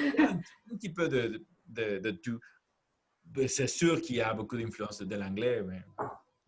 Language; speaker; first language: French; non-native, fluent; Spanish